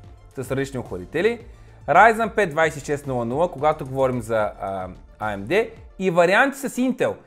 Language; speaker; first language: Bulgarian; native; Bulgarian